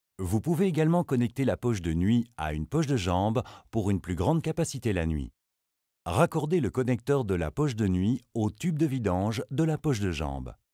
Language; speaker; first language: French; native; French